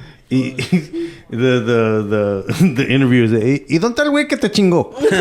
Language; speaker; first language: Spanish; early bilingual, heritage; Spanish